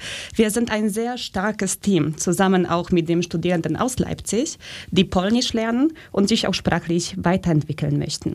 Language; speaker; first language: German; early bilingual, other home language; Polish